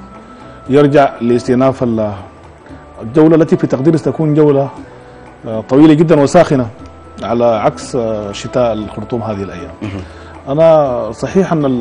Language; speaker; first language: Arabic; native; Arabic